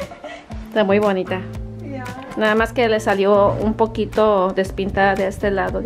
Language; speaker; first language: Spanish; native; Spanish